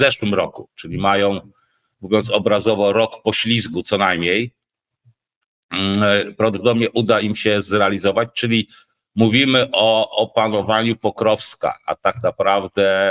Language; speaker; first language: Polish; native; Polish